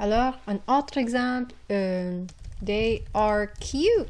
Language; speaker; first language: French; non-native, fluent; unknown